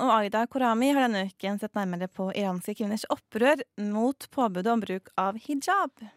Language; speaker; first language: Norwegian; native; Norwegian